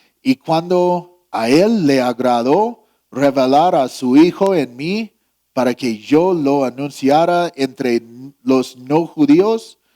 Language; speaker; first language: Spanish; non-native, fluent; English